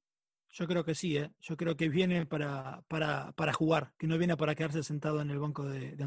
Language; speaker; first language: Spanish; native; Spanish